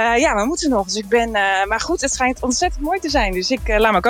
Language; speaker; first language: Dutch; native; Dutch